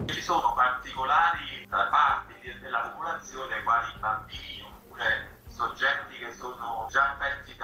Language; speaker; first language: Italian; native; Italian